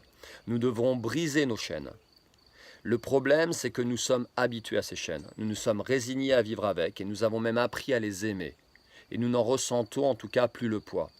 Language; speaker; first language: French; native; French